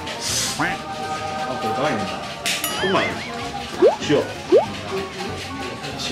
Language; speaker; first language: Japanese; non-native, fluent; Indonesian